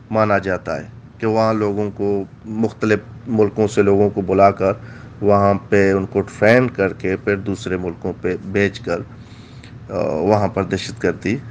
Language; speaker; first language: Urdu; non-native, local second language; Baluchi